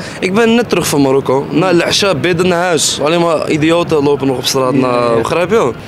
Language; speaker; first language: Dutch; early bilingual, other home language; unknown